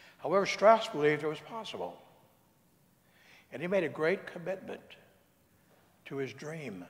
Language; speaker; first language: English; native; English